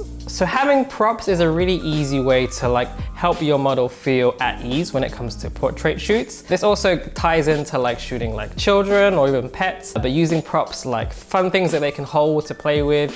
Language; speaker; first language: English; native; English